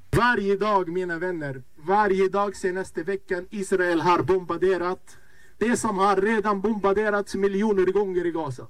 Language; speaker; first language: Swedish; non-native, fluent; Arabic